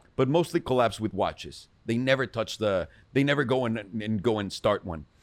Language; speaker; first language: English; non-native, fluent; Spanish